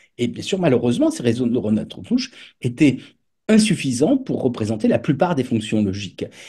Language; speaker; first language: French; native; French